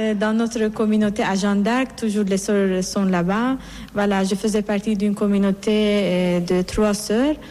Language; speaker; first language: French; non-native, fluent; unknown